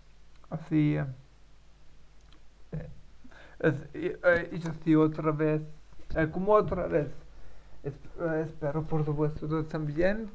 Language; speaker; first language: Spanish; non-native, learner; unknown